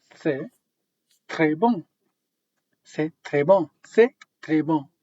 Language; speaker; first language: French; non-native, learner; English